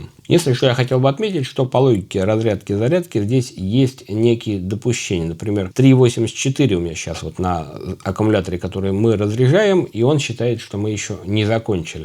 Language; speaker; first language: Russian; native; Russian